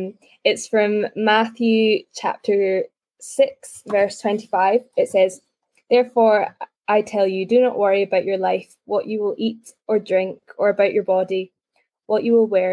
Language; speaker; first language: English; native; English